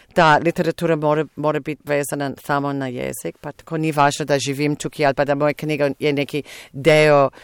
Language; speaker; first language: Slovenian; non-native, fluent; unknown